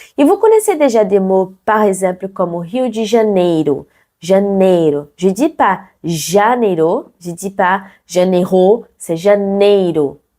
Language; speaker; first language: French; non-native, fluent; Portuguese